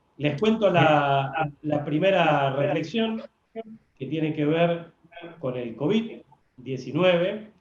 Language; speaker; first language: Spanish; native; Spanish